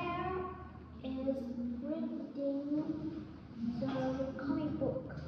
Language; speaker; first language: English; non-native, learner; Vietnamese